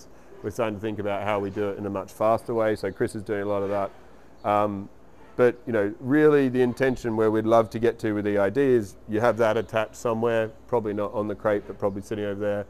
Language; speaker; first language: English; native; English